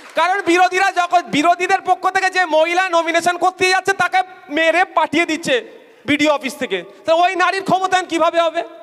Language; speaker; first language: Bangla; native; Bangla